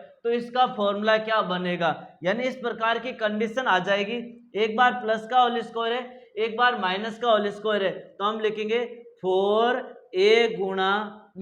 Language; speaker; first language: Hindi; native; Hindi